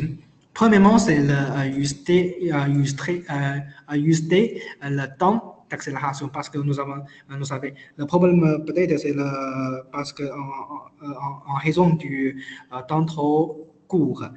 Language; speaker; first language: French; non-native, learner; Chinese